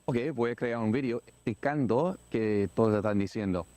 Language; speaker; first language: Spanish; non-native, learner; English